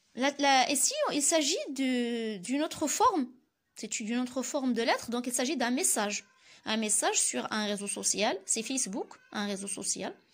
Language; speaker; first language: French; non-native, local second language; Arabic